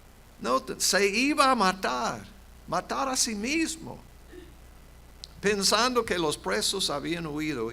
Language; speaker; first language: Spanish; non-native, fluent; English